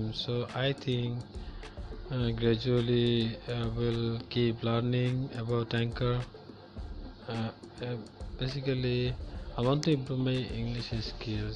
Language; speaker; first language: English; non-native, learner; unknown